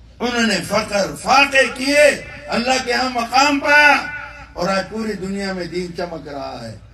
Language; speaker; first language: Urdu; non-native, local second language; Northern Hindko